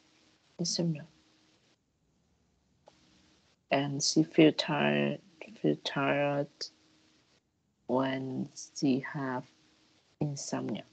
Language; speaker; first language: English; non-native, learner; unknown